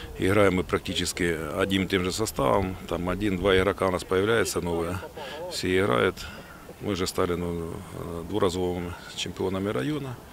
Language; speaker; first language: Russian; non-native, local second language; Ukrainian